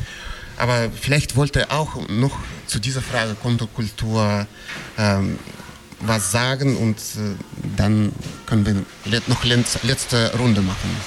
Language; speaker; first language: German; non-native, fluent; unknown